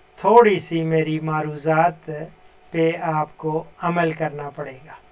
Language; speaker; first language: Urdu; non-native, local second language; Punjabi